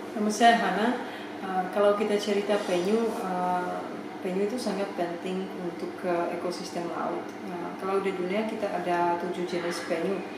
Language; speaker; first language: Indonesian; non-native, fluent; Czech